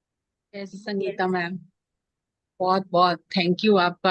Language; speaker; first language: Hindi; native; Hindi